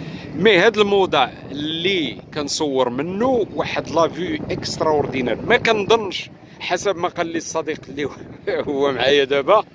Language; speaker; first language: Arabic; native; Arabic